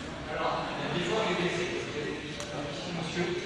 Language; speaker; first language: French; native; French